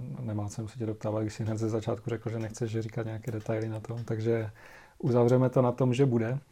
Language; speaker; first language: Czech; native; Czech